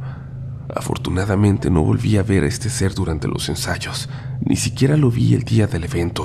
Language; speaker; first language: Spanish; native; Spanish